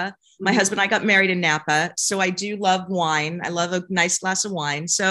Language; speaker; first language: English; native; English